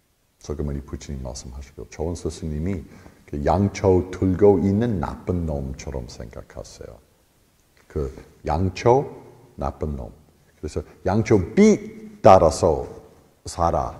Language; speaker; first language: Korean; non-native, fluent; English